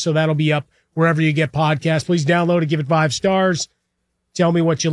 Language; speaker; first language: English; native; English